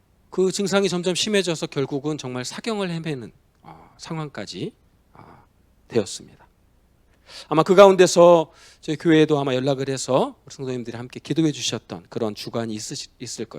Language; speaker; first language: Korean; native; Korean